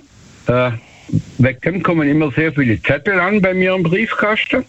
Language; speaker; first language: German; native; German